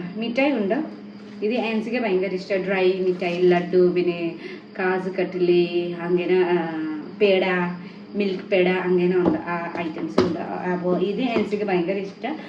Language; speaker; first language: Malayalam; non-native, learner; Nepali